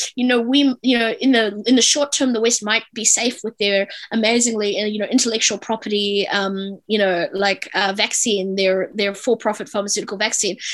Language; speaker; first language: English; native; English